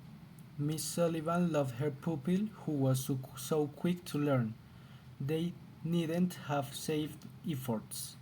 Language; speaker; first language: English; non-native, learner; Spanish